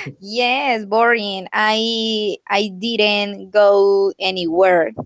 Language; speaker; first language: English; non-native, learner; Spanish